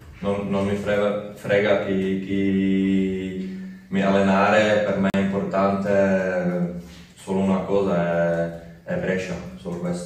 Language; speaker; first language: Italian; non-native, learner; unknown